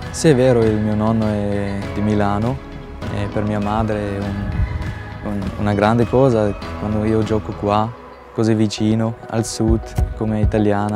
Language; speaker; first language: Italian; non-native, local second language; German